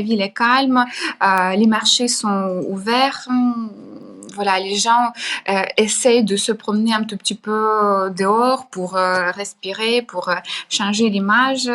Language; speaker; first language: French; non-native, fluent; Ukrainian